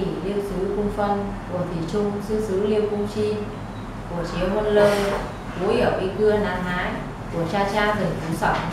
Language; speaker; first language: Chinese; non-native, learner; Vietnamese